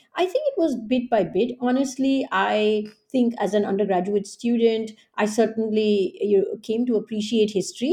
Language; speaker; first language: English; non-native, local second language; Hindi